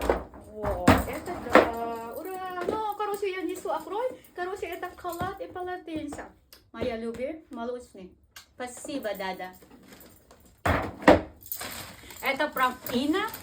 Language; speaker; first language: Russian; non-native, learner; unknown